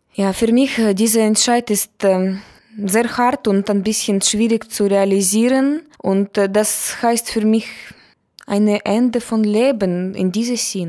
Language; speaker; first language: German; non-native, learner; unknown